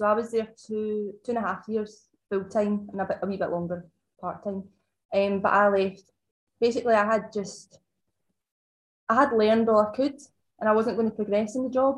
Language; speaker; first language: English; native; English